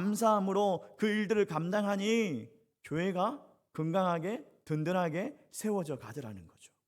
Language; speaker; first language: Korean; native; Korean